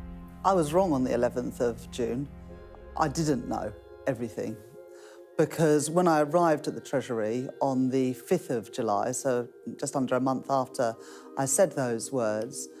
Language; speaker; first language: English; native; English